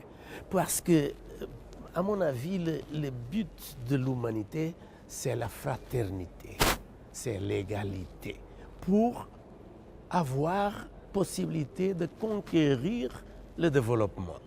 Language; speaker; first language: French; non-native, fluent; Portuguese